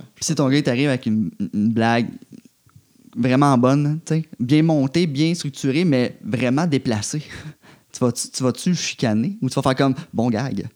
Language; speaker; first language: French; native; French